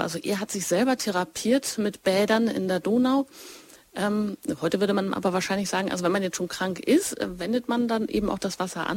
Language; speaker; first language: German; native; German